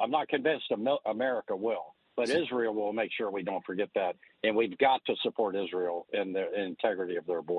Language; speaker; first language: English; native; English